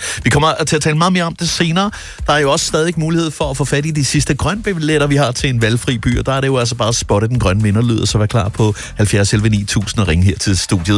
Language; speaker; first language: Danish; native; Danish